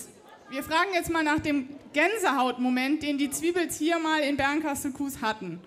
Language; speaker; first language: German; native; German